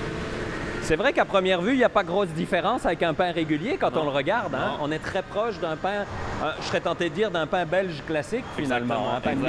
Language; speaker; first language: French; native; French